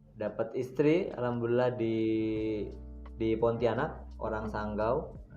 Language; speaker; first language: Indonesian; native; Indonesian